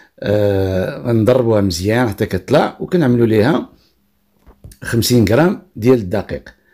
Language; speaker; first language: Arabic; native; Arabic